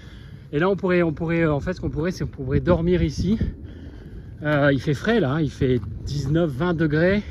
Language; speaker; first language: French; native; French